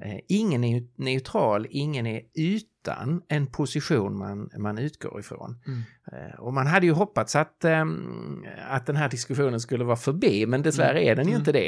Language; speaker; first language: Swedish; native; Swedish